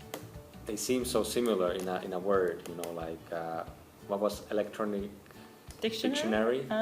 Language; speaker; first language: English; non-native, fluent; Finnish